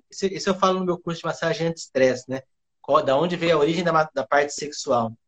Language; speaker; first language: Portuguese; early bilingual, other home language; Japanese